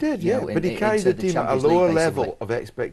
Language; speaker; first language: English; native; English